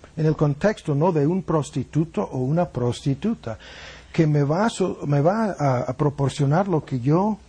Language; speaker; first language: Spanish; non-native, fluent; English